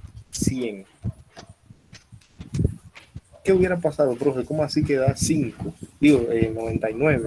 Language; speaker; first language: Spanish; native; Spanish